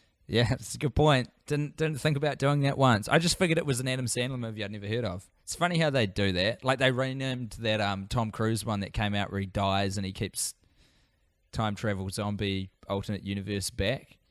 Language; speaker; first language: English; native; English